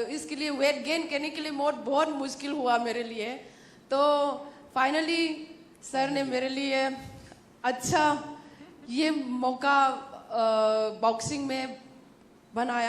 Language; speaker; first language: Hindi; non-native, local second language; Manipuri